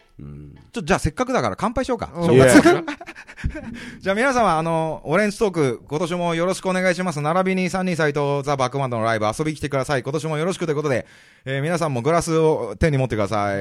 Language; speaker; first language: Japanese; native; Japanese